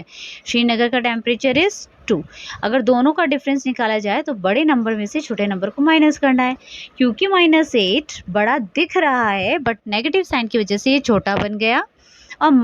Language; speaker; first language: Hindi; native; Hindi